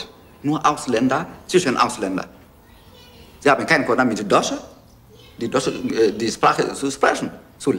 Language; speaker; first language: German; non-native, learner; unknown